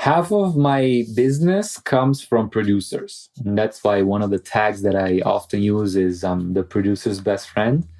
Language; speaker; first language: English; non-native, fluent; Italian